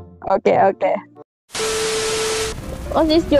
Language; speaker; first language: English; non-native, learner; Lao